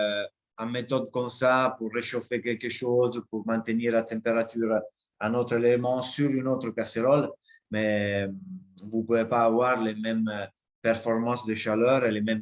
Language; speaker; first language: French; non-native, fluent; Italian